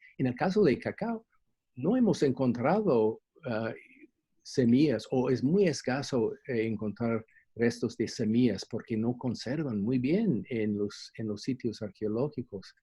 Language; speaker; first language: Spanish; non-native, fluent; English